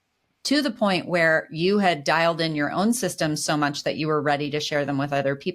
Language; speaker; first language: English; native; English